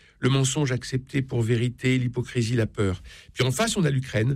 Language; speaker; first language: French; native; French